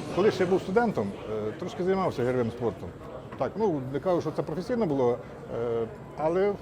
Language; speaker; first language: Ukrainian; native; Ukrainian